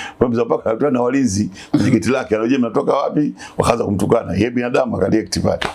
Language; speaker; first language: Swahili; native; Swahili